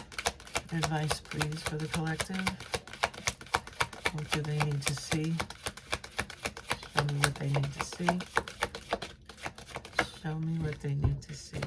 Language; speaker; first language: English; native; English